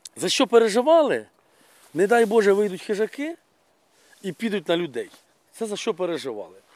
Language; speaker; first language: Ukrainian; non-native, local second language; Russian